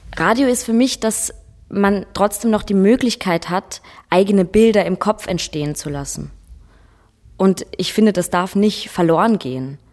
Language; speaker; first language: German; native; German